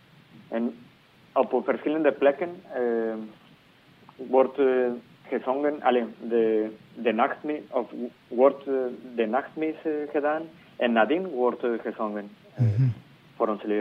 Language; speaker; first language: Dutch; non-native, fluent; Spanish